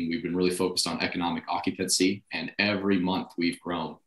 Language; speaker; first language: English; native; English